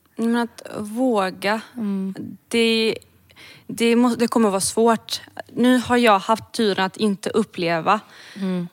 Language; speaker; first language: Swedish; early bilingual, other home language; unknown